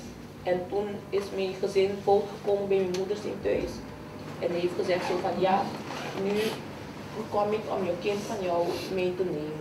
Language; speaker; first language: Dutch; early bilingual, other home language; Papiamento